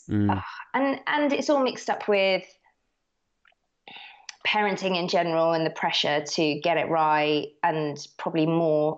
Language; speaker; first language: English; native; English